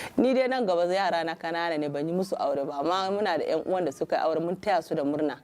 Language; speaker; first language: Hausa; non-native, local second language; Arabic